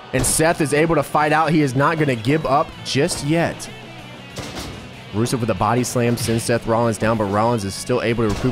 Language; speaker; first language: English; native; English